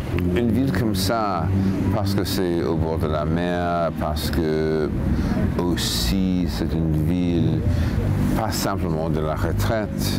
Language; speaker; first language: French; non-native, fluent; English